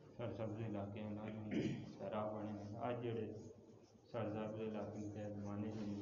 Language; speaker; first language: Urdu; non-native, local second language; Punjabi